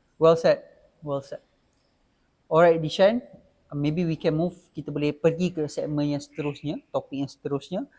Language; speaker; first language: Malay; native; Malay